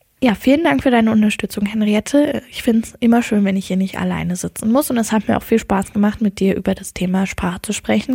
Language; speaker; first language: German; native; German